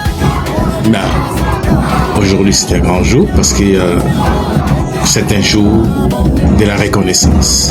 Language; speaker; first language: French; non-native, local second language; Luba-Lulua